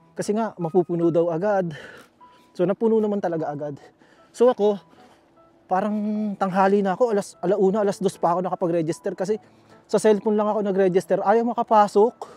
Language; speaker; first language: Filipino; native; Filipino